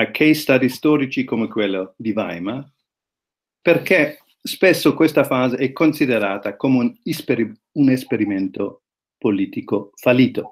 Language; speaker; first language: Italian; non-native, fluent; German